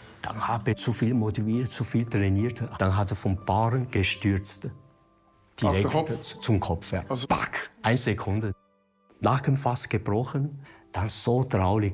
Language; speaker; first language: German; non-native, learner; Chinese